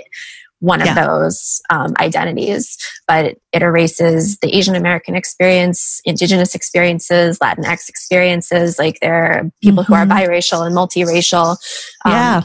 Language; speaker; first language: English; native; English